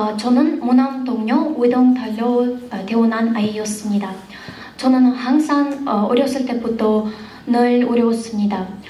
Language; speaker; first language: Korean; non-native, fluent; Kazakh